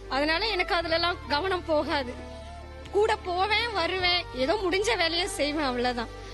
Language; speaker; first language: Tamil; native; Tamil